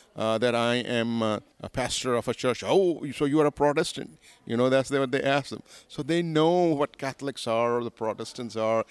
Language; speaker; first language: English; non-native, local second language; Urdu